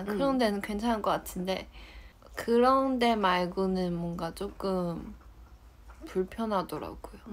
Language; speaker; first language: Korean; non-native, fluent; Chinese